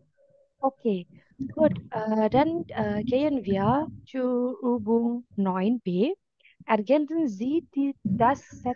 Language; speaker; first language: German; non-native, fluent; Indonesian